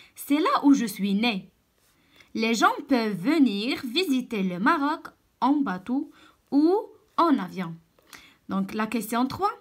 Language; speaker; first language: French; non-native, local second language; Arabic